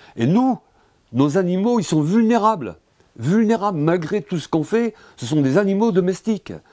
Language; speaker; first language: French; native; French